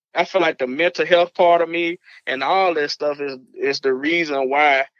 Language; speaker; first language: English; native; English